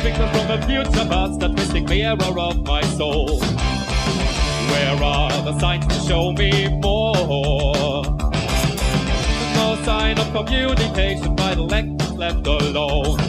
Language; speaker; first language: English; non-native, fluent; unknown